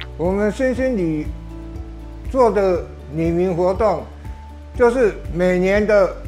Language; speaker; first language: Chinese; native; Chinese